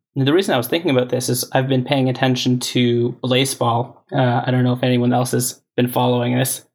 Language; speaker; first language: English; native; English